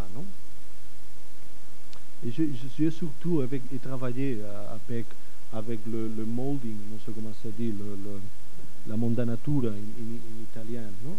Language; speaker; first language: French; non-native, fluent; Catalan